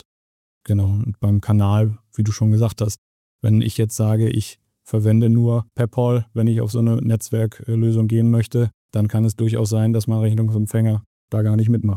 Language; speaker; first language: German; native; German